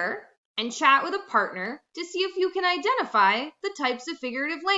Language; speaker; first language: English; native; English